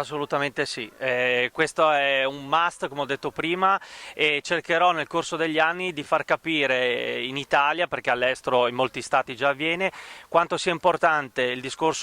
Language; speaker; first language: Italian; native; Italian